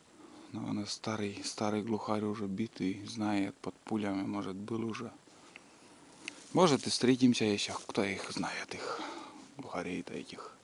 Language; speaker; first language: Russian; native; Russian